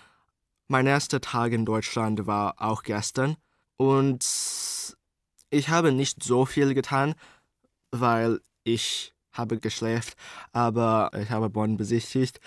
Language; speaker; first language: German; non-native, learner; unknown